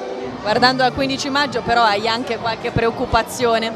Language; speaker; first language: Italian; native; Italian